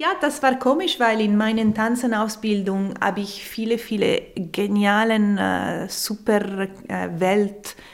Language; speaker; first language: German; non-native, local second language; Italian